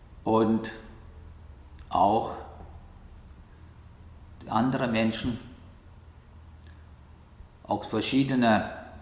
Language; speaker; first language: German; non-native, learner; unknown